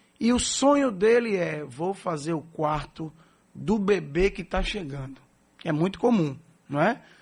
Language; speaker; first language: Portuguese; native; Portuguese